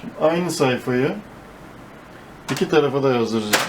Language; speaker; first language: Turkish; native; Turkish